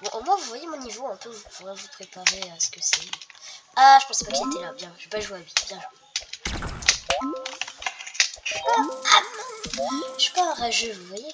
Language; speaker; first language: French; native; French